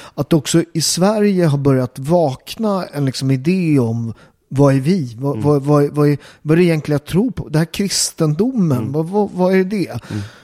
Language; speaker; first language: Swedish; early bilingual, other home language; Italian